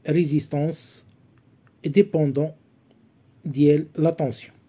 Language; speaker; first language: French; non-native, local second language; Arabic